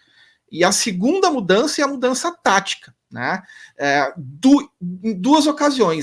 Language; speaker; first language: Portuguese; native; Portuguese